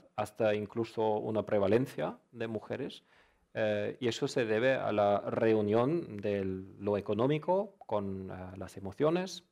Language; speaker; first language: Spanish; non-native, fluent; German